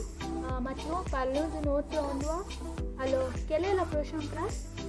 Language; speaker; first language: French; non-native, fluent; Konkani